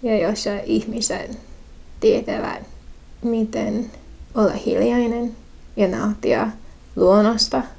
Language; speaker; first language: Finnish; non-native, learner; English